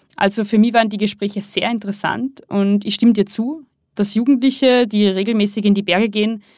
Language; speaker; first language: German; native; German